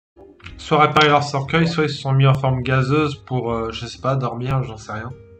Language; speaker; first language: French; native; French